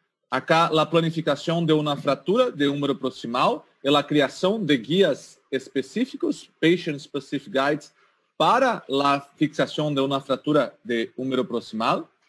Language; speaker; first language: Portuguese; native; Portuguese